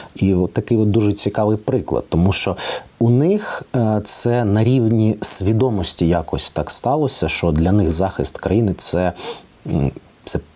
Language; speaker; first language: Ukrainian; non-native, local second language; Russian